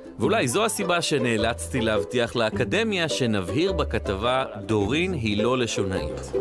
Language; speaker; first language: Hebrew; native; Hebrew